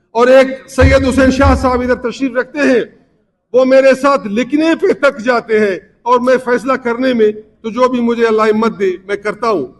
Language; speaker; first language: Urdu; non-native, local second language; Baluchi